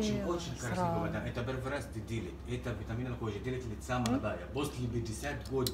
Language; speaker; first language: Russian; non-native, learner; Arabic